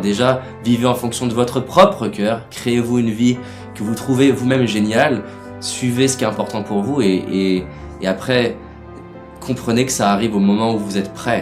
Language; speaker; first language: French; native; French